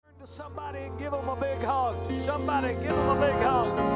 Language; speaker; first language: English; native; English